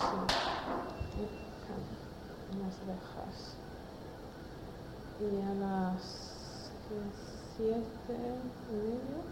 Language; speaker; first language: Spanish; non-native, learner; Swedish